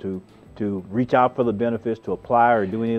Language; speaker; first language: English; native; English